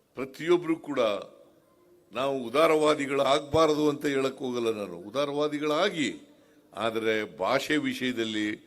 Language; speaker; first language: Kannada; native; Kannada